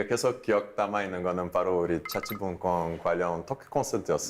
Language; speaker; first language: Korean; non-native, fluent; Portuguese